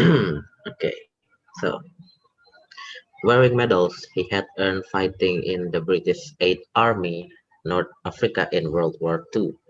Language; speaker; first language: English; non-native, fluent; Indonesian